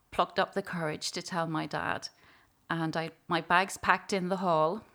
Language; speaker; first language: English; native; English